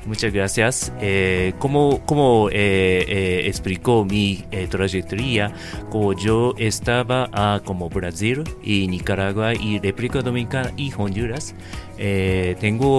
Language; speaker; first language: Spanish; non-native, learner; Japanese